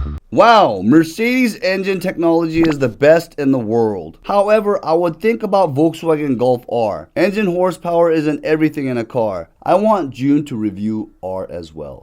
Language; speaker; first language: English; early bilingual, other home language; Korean